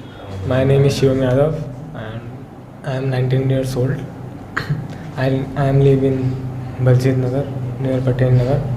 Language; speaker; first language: English; non-native, learner; Hindi